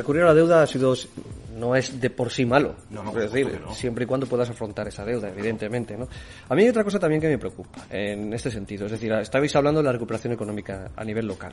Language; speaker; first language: Spanish; native; Spanish